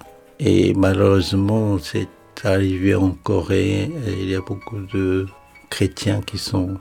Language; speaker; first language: French; non-native, fluent; Korean